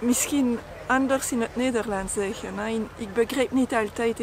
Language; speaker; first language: Dutch; non-native, learner; French